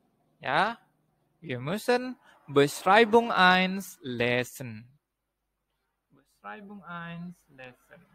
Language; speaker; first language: German; non-native, learner; Indonesian